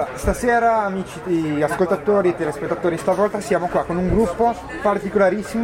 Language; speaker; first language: Italian; native; Italian